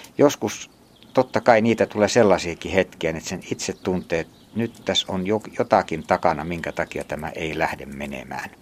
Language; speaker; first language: Finnish; native; Finnish